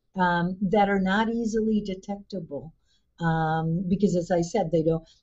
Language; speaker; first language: English; early bilingual, other home language; Spanish